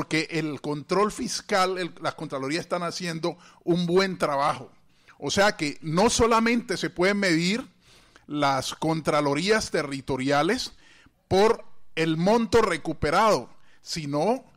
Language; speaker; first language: Spanish; native; Spanish